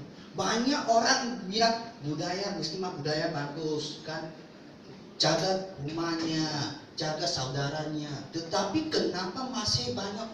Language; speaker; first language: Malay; non-native, local second language; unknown